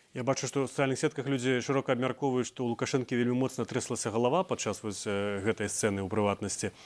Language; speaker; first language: Belarusian; native; Belarusian